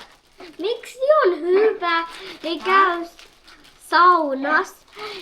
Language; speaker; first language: Finnish; early bilingual, other home language; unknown